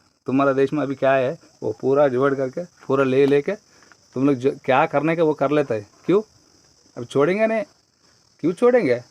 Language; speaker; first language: Hindi; non-native, local second language; Telugu